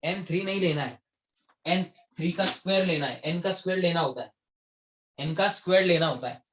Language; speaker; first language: Hindi; non-native, local second language; Marathi